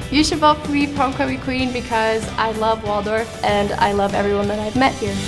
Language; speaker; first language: English; native; English